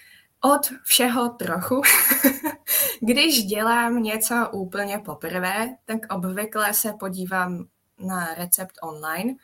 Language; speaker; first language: Czech; non-native, fluent; Japanese